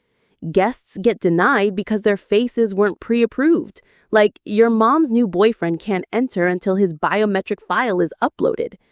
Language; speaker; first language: English; native; English